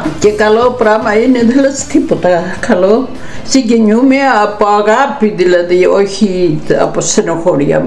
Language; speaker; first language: Greek; early bilingual, heritage; Greek